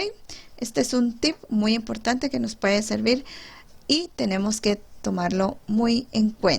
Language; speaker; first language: Spanish; native; Spanish